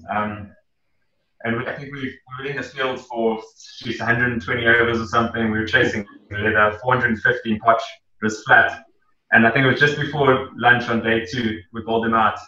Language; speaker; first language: English; native; English